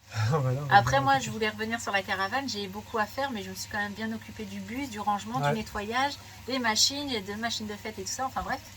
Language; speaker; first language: French; native; French